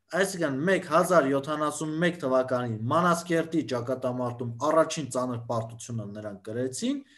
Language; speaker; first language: Armenian; native; Armenian